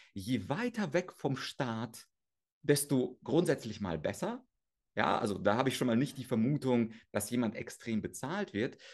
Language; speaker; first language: German; early bilingual, other home language; Russian